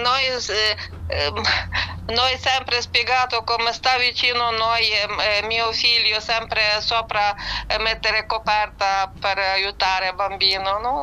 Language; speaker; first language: Italian; non-native, learner; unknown